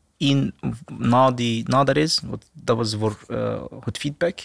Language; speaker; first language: Dutch; non-native, learner; Arabic